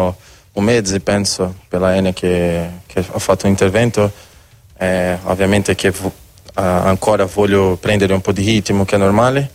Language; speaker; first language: Italian; non-native, learner; Spanish